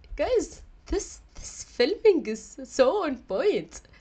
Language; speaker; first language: English; non-native, fluent; Arabic